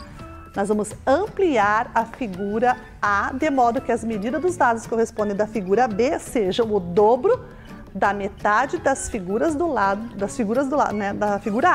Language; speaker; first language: Portuguese; native; Portuguese